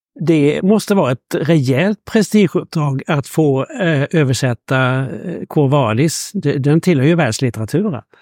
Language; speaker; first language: Swedish; native; Swedish